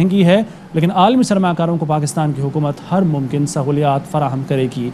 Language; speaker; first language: Urdu; native; Urdu